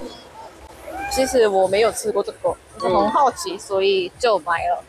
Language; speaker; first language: Chinese; non-native, fluent; Korean